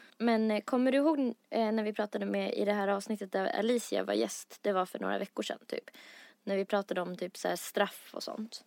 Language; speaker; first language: Swedish; native; Swedish